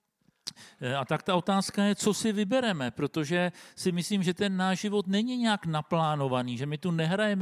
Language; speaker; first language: Czech; native; Czech